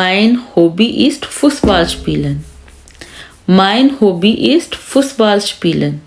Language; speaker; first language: German; non-native, fluent; Urdu